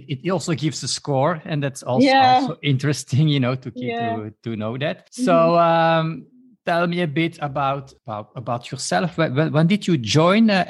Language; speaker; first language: English; non-native, fluent; Dutch